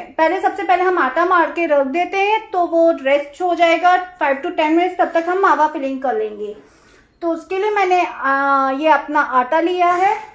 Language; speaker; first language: Hindi; native; Hindi